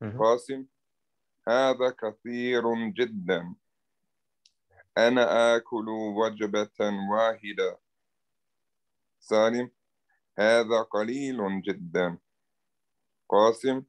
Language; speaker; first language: Arabic; non-native, learner; German